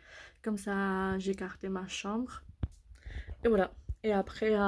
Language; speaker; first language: French; non-native, learner; English